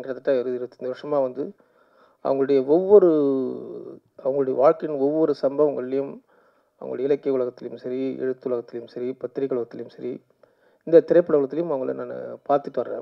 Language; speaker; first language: Tamil; native; Tamil